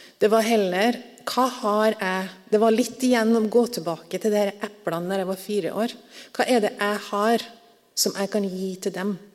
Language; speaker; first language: Norwegian; native; Norwegian